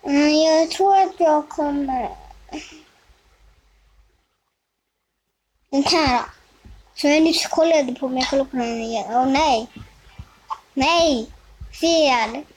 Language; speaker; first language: Swedish; early bilingual, other home language; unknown